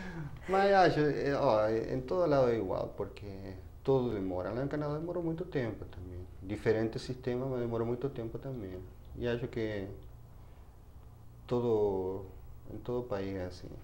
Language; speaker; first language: Portuguese; non-native, fluent; Spanish